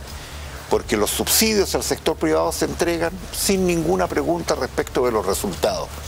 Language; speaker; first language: Spanish; native; Spanish